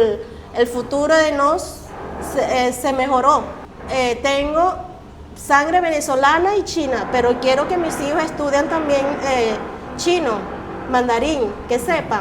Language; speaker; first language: Spanish; early bilingual, other home language; Chinese